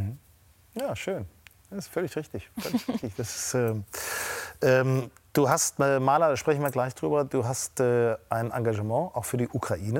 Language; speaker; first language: German; native; German